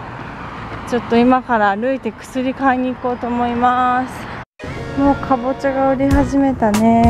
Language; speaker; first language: Japanese; native; Japanese